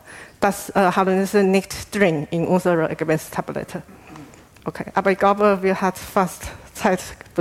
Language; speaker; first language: German; non-native, fluent; Chinese